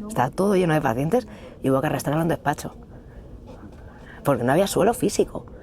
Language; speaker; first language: Spanish; native; Spanish